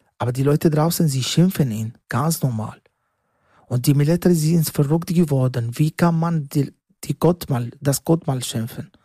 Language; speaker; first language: German; non-native, learner; Arabic